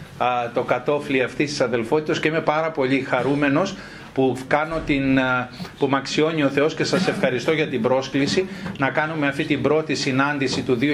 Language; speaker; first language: Greek; native; Greek